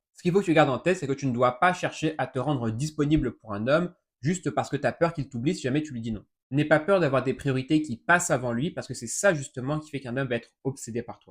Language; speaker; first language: French; native; French